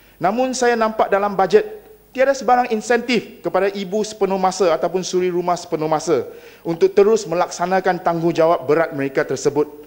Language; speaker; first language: Malay; non-native, local second language; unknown